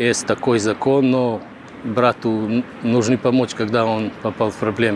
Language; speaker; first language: Russian; non-native, fluent; Serbian